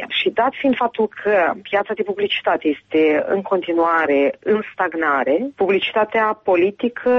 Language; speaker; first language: Romanian; native; Romanian